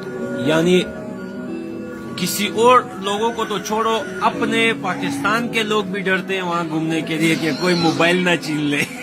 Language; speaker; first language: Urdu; non-native, fluent; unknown